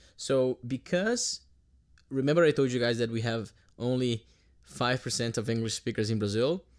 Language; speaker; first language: English; non-native, fluent; Portuguese